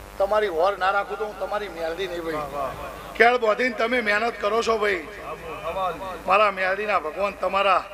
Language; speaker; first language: Gujarati; native; Gujarati